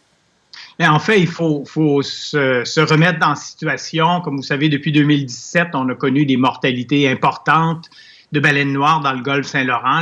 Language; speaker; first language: French; native; French